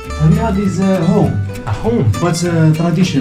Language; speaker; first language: English; non-native, learner; Arabic